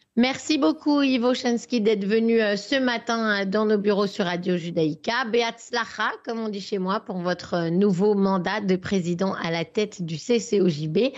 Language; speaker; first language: French; native; French